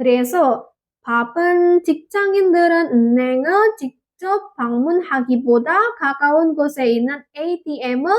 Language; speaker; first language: Korean; non-native, fluent; Indonesian